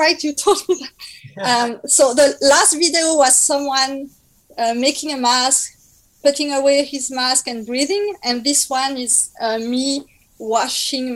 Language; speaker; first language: English; non-native, fluent; French